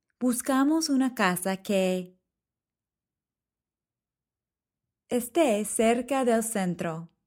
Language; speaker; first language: Spanish; non-native, fluent; English